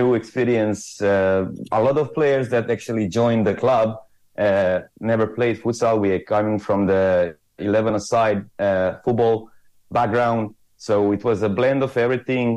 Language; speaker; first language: English; non-native, fluent; Croatian